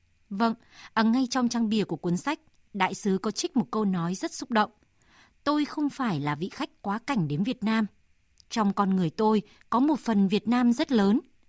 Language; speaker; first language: Vietnamese; native; Vietnamese